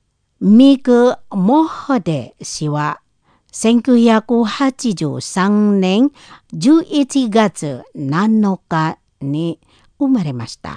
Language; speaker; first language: Japanese; non-native, learner; Indonesian